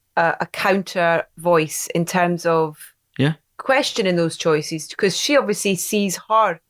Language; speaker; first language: English; native; English